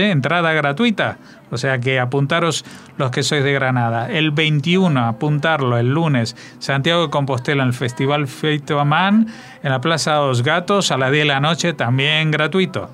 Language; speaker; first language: Spanish; native; Spanish